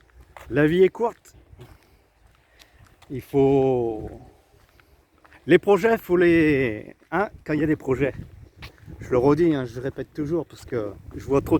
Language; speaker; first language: French; native; French